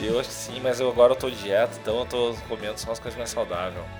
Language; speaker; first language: Portuguese; native; Portuguese